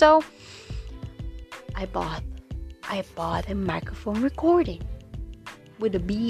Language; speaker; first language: English; non-native, local second language; Filipino